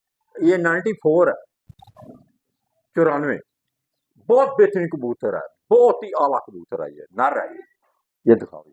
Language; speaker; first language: Hindi; non-native, local second language; Punjabi